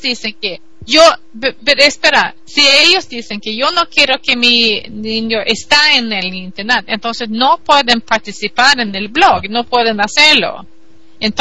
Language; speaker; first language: Spanish; non-native, learner; Swedish